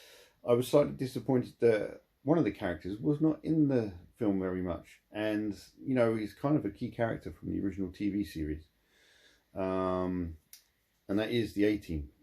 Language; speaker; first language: English; native; English